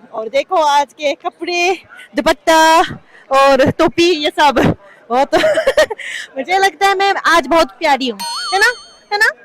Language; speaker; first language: Hindi; non-native, fluent; Japanese